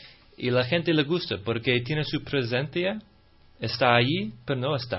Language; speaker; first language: Spanish; non-native, fluent; English